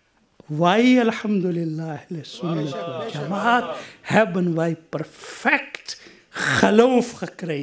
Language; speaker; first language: Dutch; non-native, fluent; Urdu